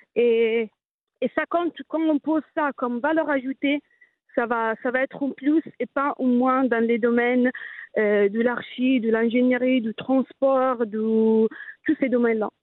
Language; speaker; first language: French; non-native, fluent; Italian